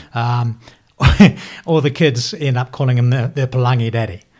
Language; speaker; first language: English; native; English